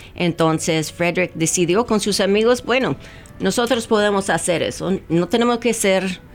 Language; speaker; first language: Spanish; non-native, fluent; English